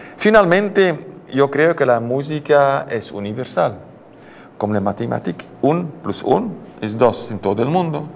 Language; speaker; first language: Spanish; non-native, learner; Dutch